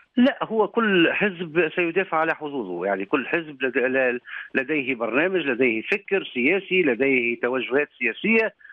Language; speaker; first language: Arabic; native; Arabic